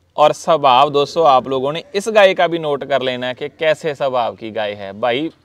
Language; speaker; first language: Hindi; non-native, local second language; Punjabi